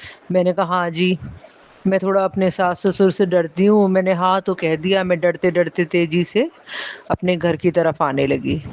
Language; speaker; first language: Hindi; native; Hindi